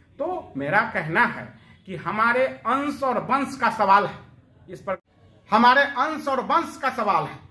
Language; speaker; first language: Hindi; native; Hindi